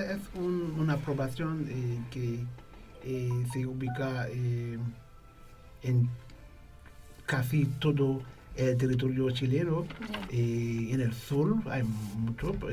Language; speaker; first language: Spanish; non-native, fluent; Haitian Creole